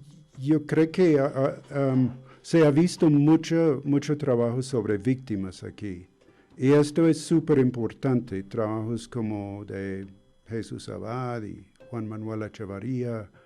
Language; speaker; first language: Spanish; non-native, fluent; English